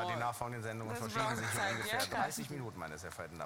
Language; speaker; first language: German; native; German